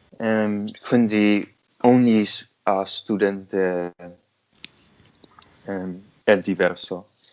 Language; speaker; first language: Italian; non-native, learner; English